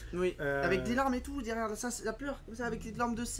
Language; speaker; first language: French; native; French